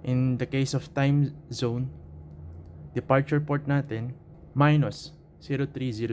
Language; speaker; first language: English; non-native, local second language; Filipino